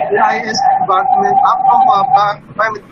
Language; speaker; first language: English; non-native, local second language; Urdu